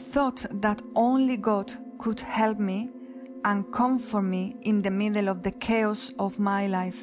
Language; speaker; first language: English; non-native, fluent; Spanish